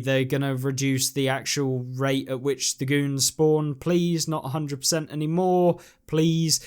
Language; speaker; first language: English; native; English